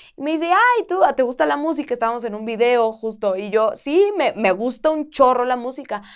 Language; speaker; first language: Spanish; native; Spanish